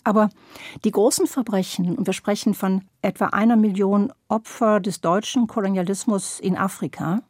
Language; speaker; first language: German; native; German